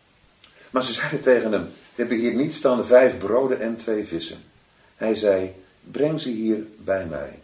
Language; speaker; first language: Dutch; native; Dutch